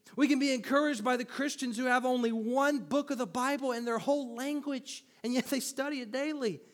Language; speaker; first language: English; native; English